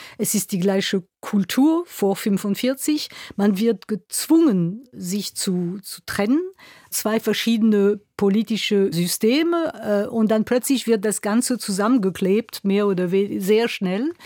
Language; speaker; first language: German; non-native, local second language; French